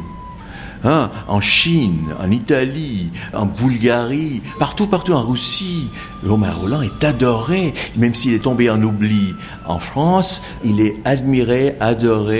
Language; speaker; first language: French; non-native, fluent; Bangla